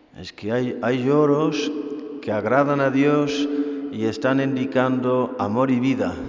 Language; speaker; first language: Spanish; non-native, fluent; English